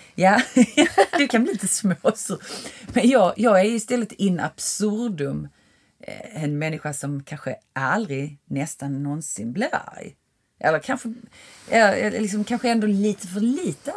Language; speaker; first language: Swedish; native; Swedish